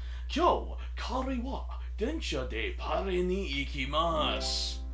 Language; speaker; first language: Japanese; non-native, learner; English